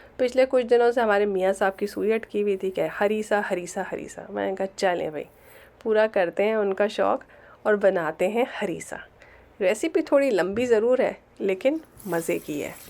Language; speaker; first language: Urdu; native; Urdu